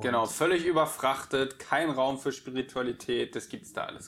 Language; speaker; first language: German; native; German